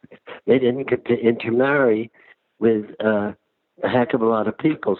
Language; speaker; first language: English; early bilingual, other home language; Ukrainian